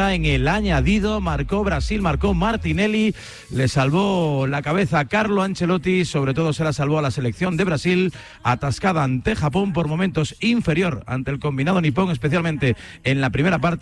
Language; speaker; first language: Spanish; native; Spanish